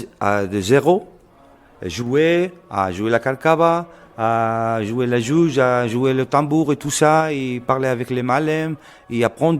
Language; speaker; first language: French; non-native, local second language; Arabic